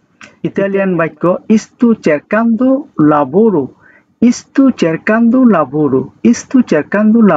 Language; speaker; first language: Italian; non-native, fluent; Bangla